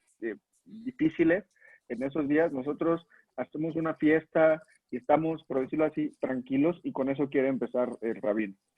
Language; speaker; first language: Spanish; native; Spanish